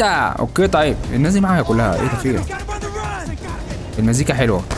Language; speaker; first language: Arabic; native; Arabic